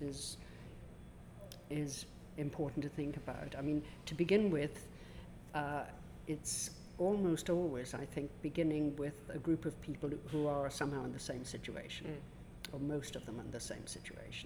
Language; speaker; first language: English; native; English